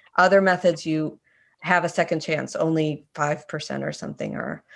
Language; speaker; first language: English; native; English